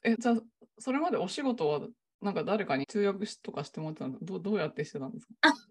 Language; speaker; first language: Japanese; native; Japanese